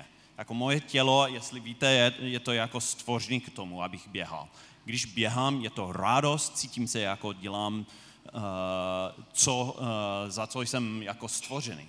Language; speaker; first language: Czech; non-native, fluent; English